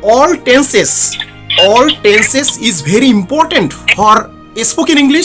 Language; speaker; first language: English; non-native, learner; Bangla